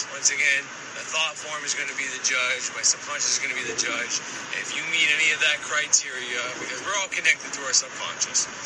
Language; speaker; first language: English; native; English